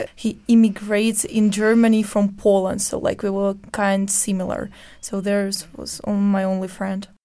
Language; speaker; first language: English; early bilingual, other home language; Ukrainian